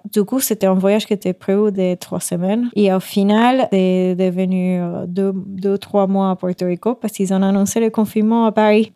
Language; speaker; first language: French; non-native, fluent; Spanish